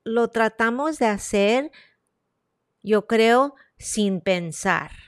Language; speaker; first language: Spanish; early bilingual, heritage; Spanish